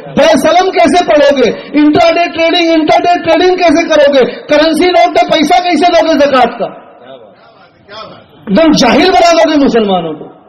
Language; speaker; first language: Urdu; native; Urdu